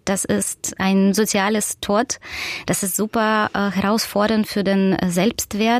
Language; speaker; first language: German; non-native, fluent; Russian